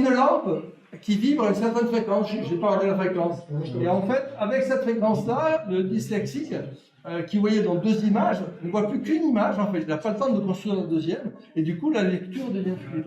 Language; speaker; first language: French; native; French